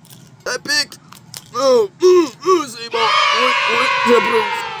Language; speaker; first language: French; native; French